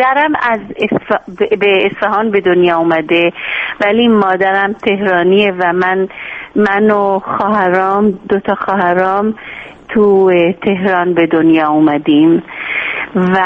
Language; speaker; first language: Persian; early bilingual, heritage; Persian